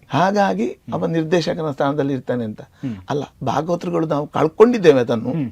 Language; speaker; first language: Kannada; native; Kannada